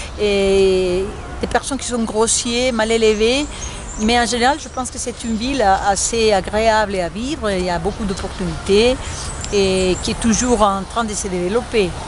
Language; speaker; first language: French; non-native, fluent; Spanish